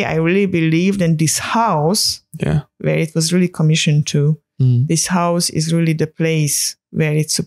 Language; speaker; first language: English; non-native, fluent; Hungarian